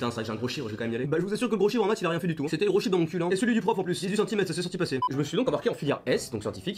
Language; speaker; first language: French; native; French